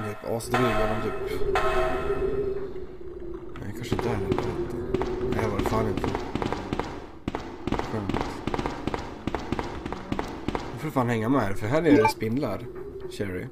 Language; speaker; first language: Swedish; native; Swedish